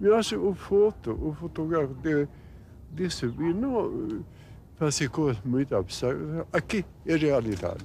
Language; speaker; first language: Portuguese; non-native, fluent; Swedish